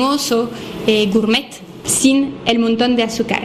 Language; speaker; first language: Spanish; non-native, fluent; French